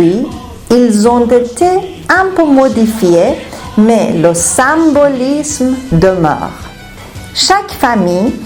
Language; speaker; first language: French; non-native, fluent; Persian